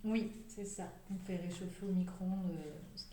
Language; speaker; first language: French; native; French